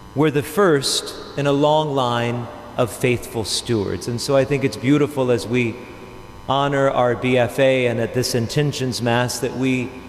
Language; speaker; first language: English; native; English